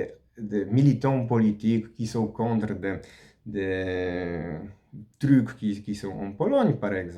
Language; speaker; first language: French; non-native, learner; Polish